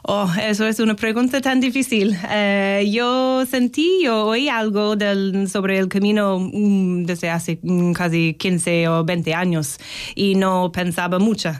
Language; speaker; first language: Spanish; non-native, fluent; English